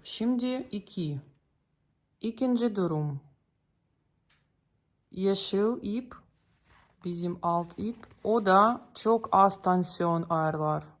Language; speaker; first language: Turkish; non-native, learner; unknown